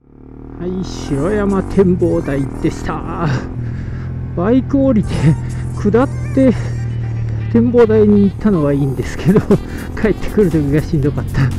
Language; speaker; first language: Japanese; native; Japanese